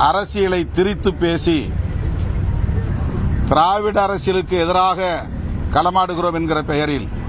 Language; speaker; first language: Tamil; native; Tamil